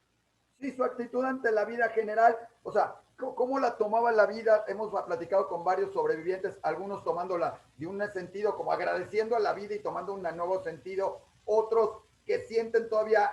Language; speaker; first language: Spanish; native; Spanish